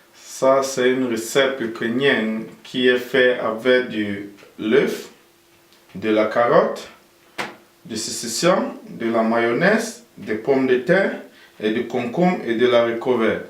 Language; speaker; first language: French; non-native, fluent; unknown